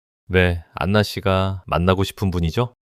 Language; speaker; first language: Korean; early bilingual, heritage; English